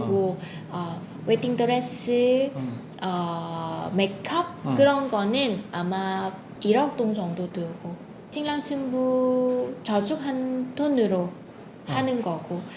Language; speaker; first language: Korean; non-native, fluent; Vietnamese